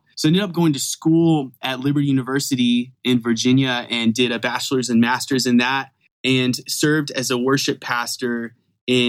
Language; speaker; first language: English; native; English